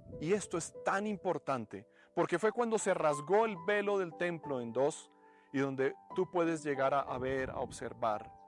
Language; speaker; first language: Spanish; native; Spanish